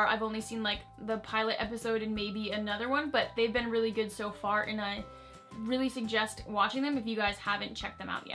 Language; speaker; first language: English; native; English